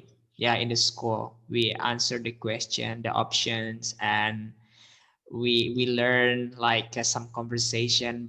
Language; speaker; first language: English; non-native, fluent; Indonesian